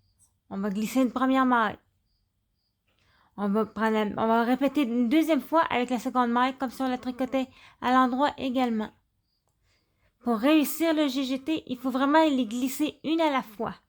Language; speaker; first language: French; native; French